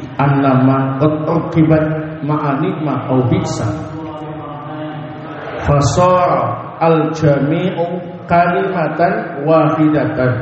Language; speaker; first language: Arabic; non-native, fluent; Indonesian